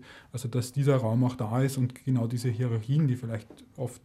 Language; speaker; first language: German; native; German